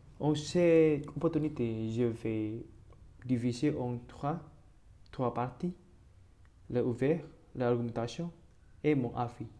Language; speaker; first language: French; non-native, learner; Indonesian